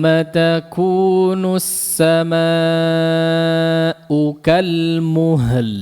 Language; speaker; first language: Arabic; non-native, fluent; Indonesian